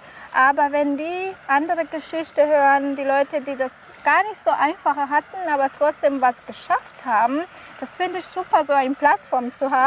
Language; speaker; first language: German; non-native, fluent; Kinyarwanda